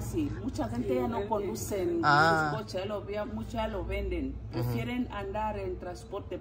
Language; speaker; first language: Spanish; non-native, fluent; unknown